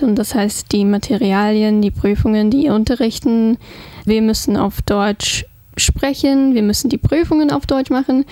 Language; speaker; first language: German; non-native, fluent; English